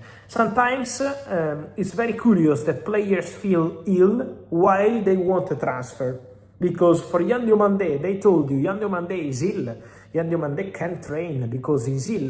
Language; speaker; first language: English; non-native, fluent; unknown